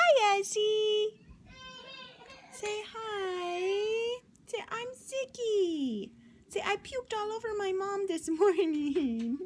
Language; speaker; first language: English; native; English